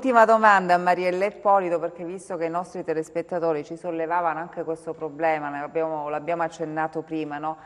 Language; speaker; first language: Italian; native; Italian